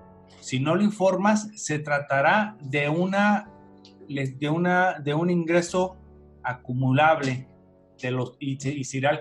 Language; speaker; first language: Spanish; native; Spanish